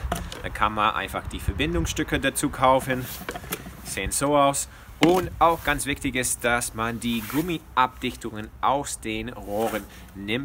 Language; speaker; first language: German; non-native, fluent; English